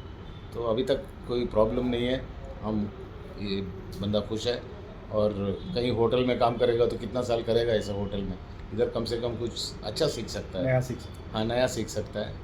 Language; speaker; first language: Hindi; non-native, local second language; Malayalam